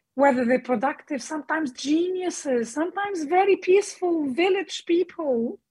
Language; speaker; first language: English; non-native, fluent; Arabic